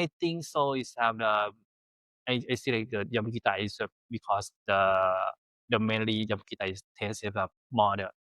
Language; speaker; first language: English; non-native, learner; Thai